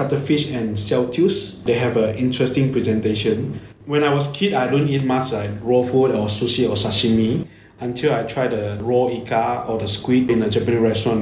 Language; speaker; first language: English; non-native, local second language; Chinese